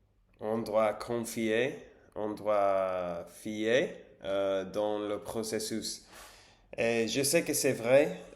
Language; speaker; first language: French; non-native, learner; English